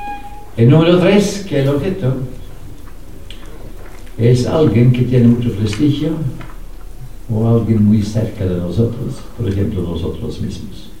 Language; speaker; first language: Spanish; non-native, fluent; Norwegian